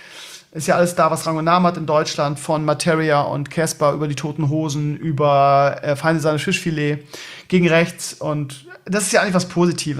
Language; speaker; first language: German; native; German